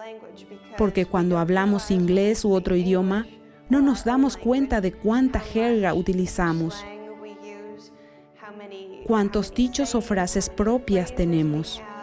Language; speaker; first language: Spanish; non-native, fluent; English